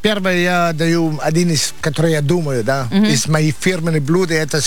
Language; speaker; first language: Russian; non-native, fluent; Italian